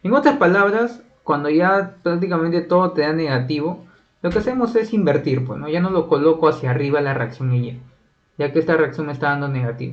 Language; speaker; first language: Spanish; native; Spanish